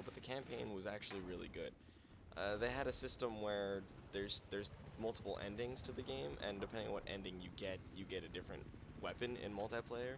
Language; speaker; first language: English; native; English